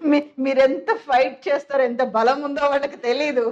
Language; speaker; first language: Telugu; native; Telugu